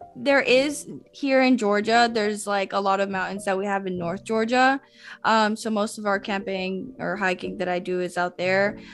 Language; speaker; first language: English; early bilingual, other home language; Spanish